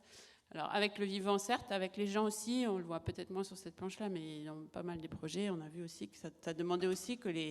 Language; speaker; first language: French; native; French